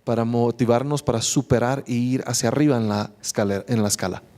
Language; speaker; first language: Spanish; native; Spanish